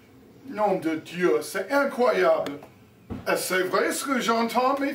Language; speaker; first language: French; non-native, learner; English